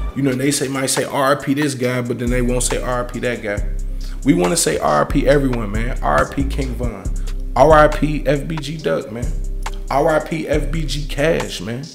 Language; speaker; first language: English; native; English